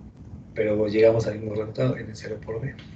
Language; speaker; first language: Spanish; native; Spanish